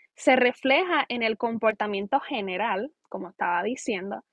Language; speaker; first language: Spanish; native; Spanish